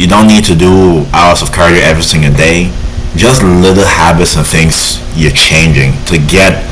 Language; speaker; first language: English; native; English